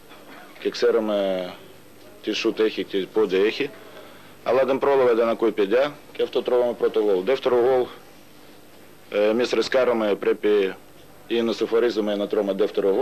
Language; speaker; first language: Greek; non-native, learner; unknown